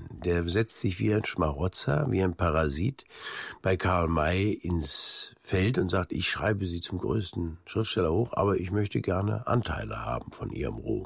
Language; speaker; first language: German; native; German